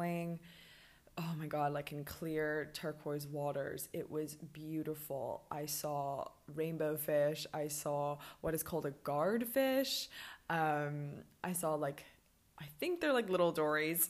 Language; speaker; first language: English; native; English